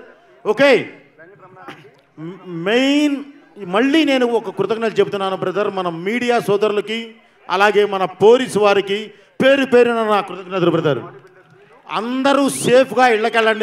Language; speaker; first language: Telugu; native; Telugu